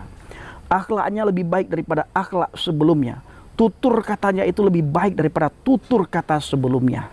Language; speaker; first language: Indonesian; native; Indonesian